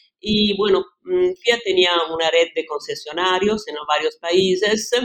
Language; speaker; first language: Spanish; non-native, fluent; Italian